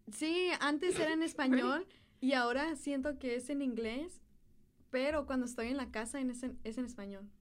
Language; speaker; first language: Spanish; early bilingual, heritage; Spanish